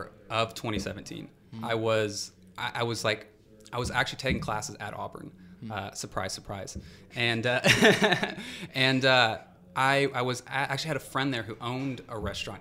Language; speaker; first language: English; native; English